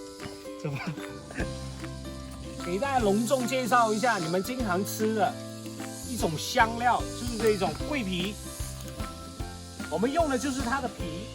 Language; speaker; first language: Chinese; non-native, local second language; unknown